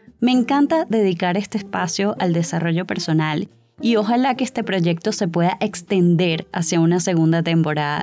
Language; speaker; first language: Spanish; native; Spanish